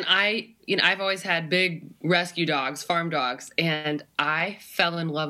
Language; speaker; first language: English; native; English